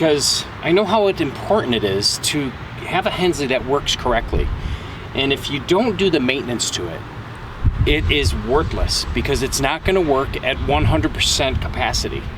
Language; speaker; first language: English; native; English